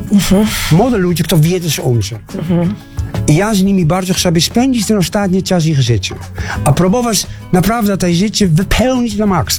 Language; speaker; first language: Polish; non-native, fluent; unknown